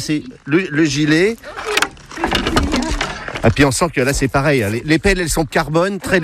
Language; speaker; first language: French; native; French